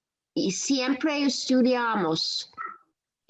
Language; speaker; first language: Spanish; non-native, learner; English